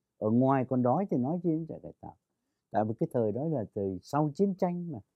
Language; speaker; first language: Vietnamese; native; Vietnamese